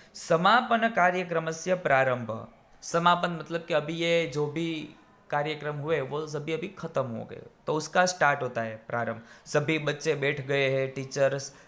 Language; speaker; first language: Hindi; non-native, local second language; Gujarati